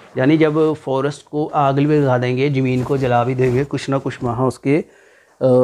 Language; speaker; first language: Hindi; non-native, local second language; Punjabi